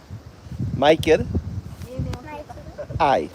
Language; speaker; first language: Japanese; non-native, learner; English